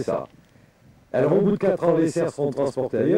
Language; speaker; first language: French; native; French